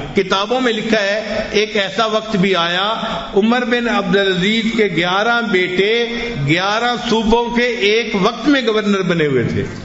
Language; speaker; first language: Urdu; non-native, local second language; Punjabi